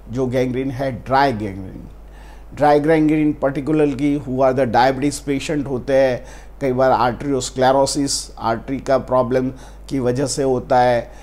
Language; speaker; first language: Hindi; non-native, local second language; Gujarati